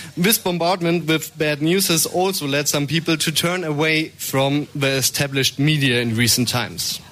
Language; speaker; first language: English; non-native, fluent; German